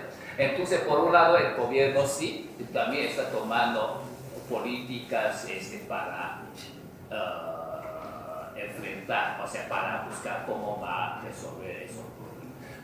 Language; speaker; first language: Spanish; non-native, fluent; Chinese